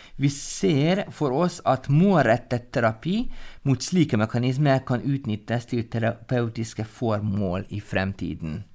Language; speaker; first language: Norwegian; non-native, fluent; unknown